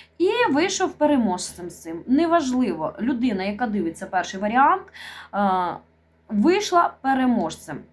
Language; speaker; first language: Ukrainian; non-native, local second language; Russian